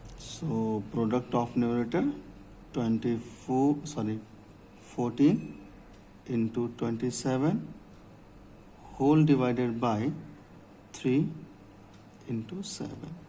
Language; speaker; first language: English; non-native, local second language; Hindi